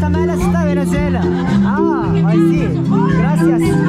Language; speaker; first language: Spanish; non-native, learner; Turkish